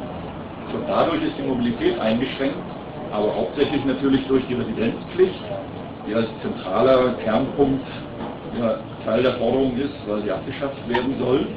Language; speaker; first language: German; native; German